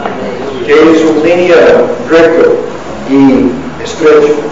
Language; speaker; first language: Spanish; non-native, learner; English